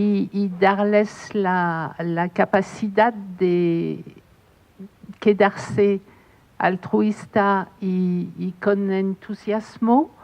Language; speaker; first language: Spanish; non-native, fluent; French